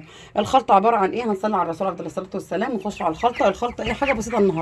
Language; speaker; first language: Arabic; native; Arabic